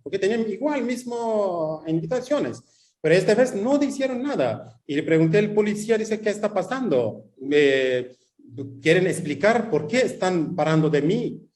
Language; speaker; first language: Spanish; non-native, fluent; Kurdish